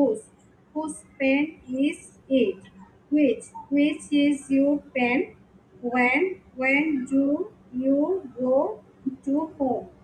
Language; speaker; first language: English; non-native, learner; Bangla